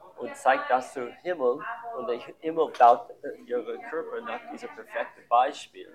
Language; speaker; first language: German; non-native, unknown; English